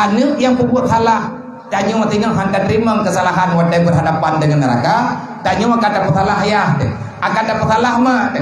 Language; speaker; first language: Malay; non-native, local second language; Achinese